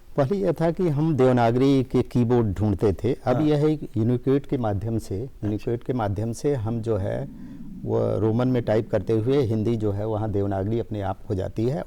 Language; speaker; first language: Hindi; native; Hindi